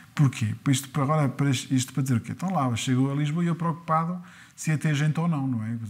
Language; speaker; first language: Portuguese; early bilingual, other home language; French